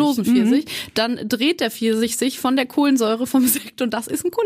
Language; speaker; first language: German; native; German